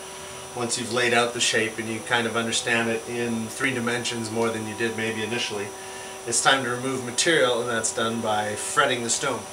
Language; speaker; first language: English; native; English